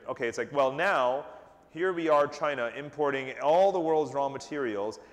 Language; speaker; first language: English; native; English